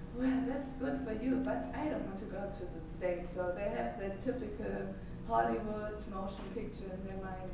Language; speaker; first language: English; non-native, fluent; German